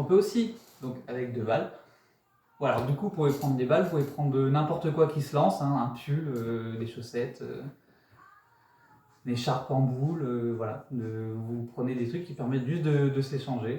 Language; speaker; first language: French; native; French